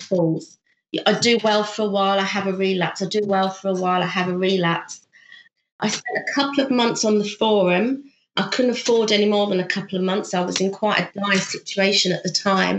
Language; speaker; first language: English; native; English